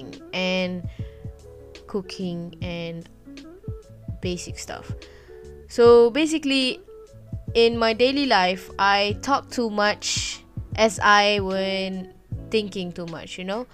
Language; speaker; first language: English; non-native, local second language; Malay